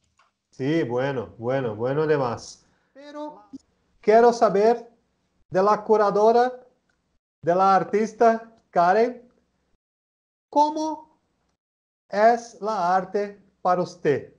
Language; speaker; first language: Spanish; non-native, learner; Portuguese